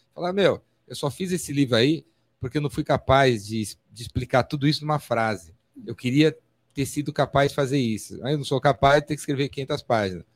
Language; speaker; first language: Portuguese; native; Portuguese